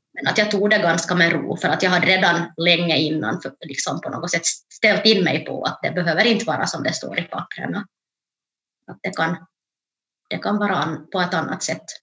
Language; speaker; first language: Swedish; native; Swedish